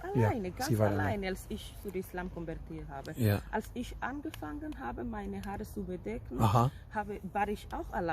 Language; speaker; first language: German; non-native, fluent; Spanish